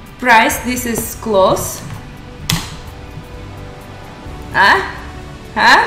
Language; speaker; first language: English; non-native, learner; Russian